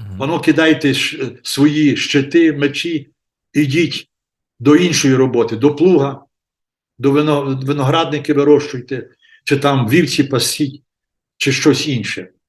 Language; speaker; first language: Ukrainian; native; Ukrainian